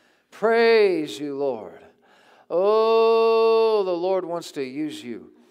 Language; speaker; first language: English; native; English